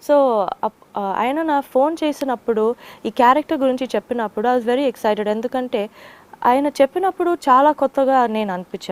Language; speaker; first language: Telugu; non-native, fluent; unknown